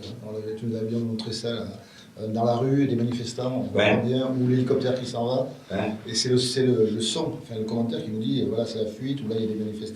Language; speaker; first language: French; native; French